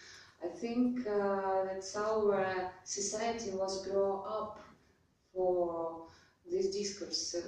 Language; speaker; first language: English; non-native, learner; Russian